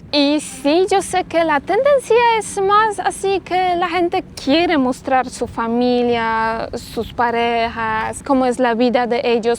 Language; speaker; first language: Spanish; non-native, fluent; Polish